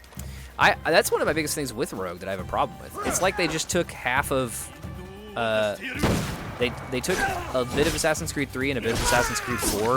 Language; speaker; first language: English; native; English